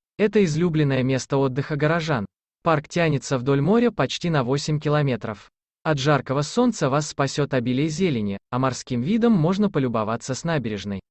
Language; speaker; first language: Russian; native; Russian